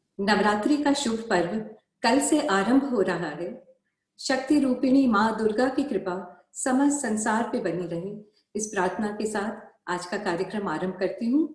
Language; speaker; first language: Hindi; native; Hindi